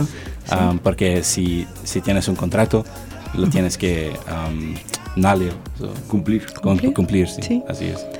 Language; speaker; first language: Spanish; early bilingual, heritage; Spanish